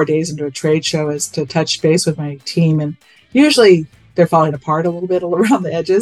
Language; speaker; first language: English; native; English